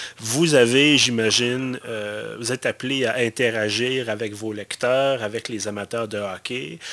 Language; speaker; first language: French; native; French